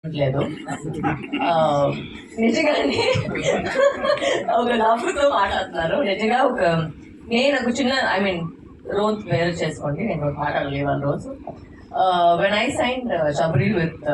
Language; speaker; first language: Telugu; non-native, fluent; Tamil